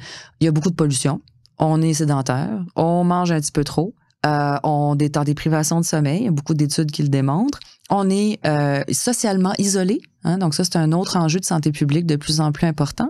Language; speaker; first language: French; native; French